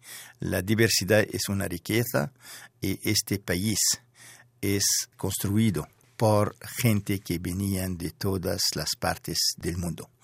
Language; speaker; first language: Spanish; non-native, fluent; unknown